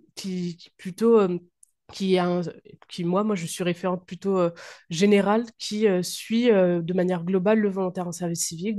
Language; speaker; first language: French; native; French